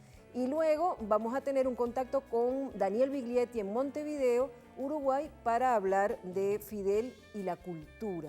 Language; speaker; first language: Spanish; native; Spanish